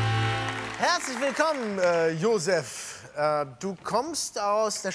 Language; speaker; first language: German; native; German